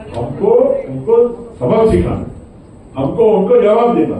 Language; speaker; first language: Hindi; non-native, local second language; Marathi